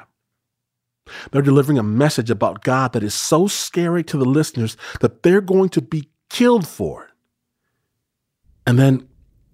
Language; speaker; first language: English; native; English